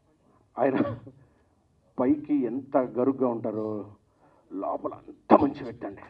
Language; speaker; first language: Telugu; native; Telugu